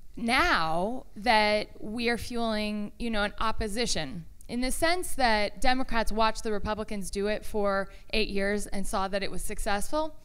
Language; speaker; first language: English; native; English